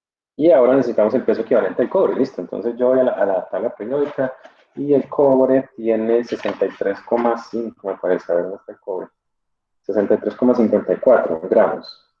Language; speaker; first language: Spanish; native; Spanish